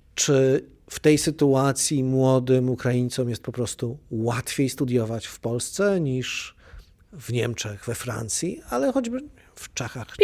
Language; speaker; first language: Polish; native; Polish